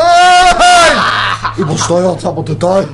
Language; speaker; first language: German; native; German